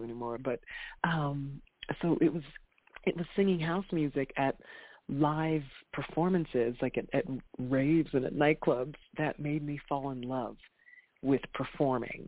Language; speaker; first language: English; native; English